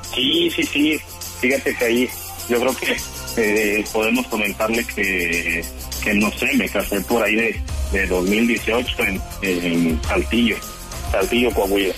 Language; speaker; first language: Spanish; native; Spanish